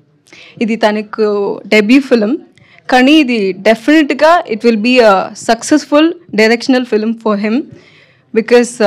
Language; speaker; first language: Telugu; non-native, learner; Tamil